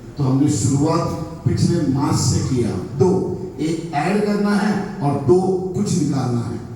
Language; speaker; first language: Hindi; non-native, local second language; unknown